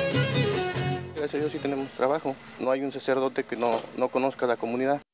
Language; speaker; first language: Spanish; native; Spanish